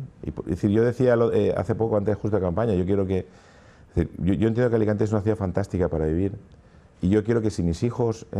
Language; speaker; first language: Spanish; native; Spanish